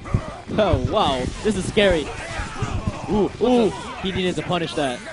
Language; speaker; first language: English; native; English